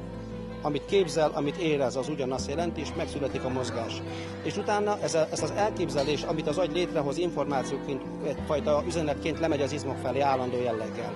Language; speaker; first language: Hungarian; native; Hungarian